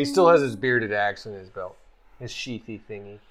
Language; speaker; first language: English; native; English